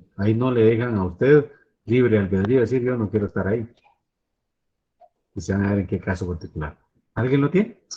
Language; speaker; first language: Spanish; native; Spanish